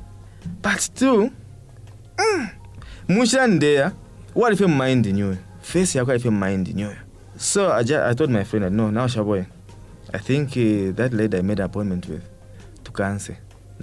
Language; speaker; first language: English; non-native, local second language; Bemba